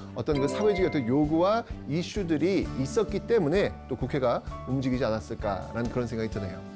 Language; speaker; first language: Korean; native; Korean